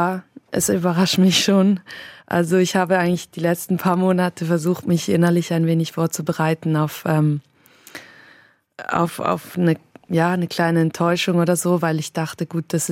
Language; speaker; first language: German; native; German